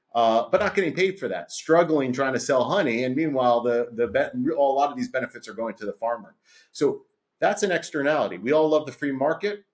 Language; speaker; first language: English; native; English